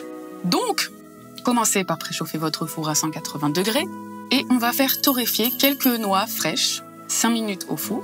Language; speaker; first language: French; native; French